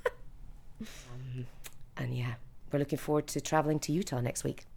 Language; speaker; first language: English; native; English